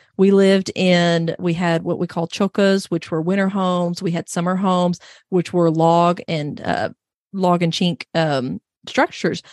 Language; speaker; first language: English; native; English